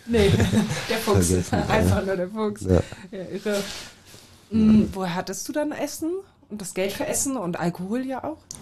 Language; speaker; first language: German; native; German